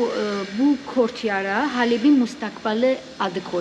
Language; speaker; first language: Turkish; non-native, fluent; Arabic